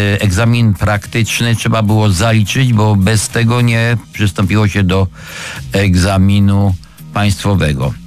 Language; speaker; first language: Polish; native; Polish